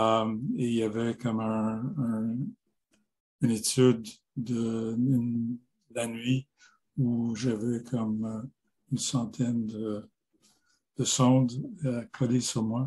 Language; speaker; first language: French; non-native, local second language; English